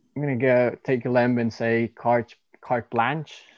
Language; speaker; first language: English; non-native, fluent; Spanish